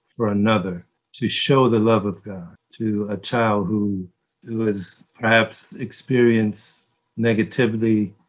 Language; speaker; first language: English; early bilingual, other home language; Korean